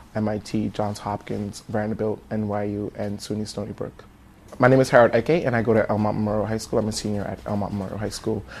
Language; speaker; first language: English; early bilingual, other home language; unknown